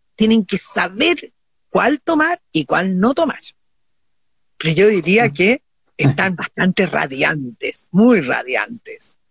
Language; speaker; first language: Spanish; native; Spanish